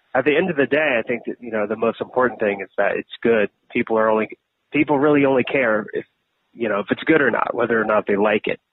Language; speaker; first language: English; native; English